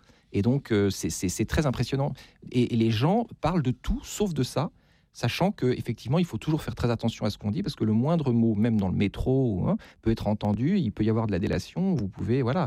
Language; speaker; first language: French; native; French